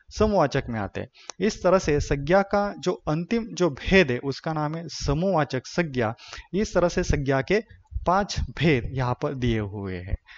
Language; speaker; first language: Hindi; non-native, local second language; Marathi